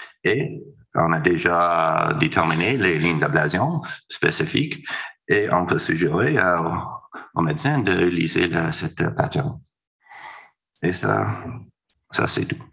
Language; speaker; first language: French; non-native, fluent; English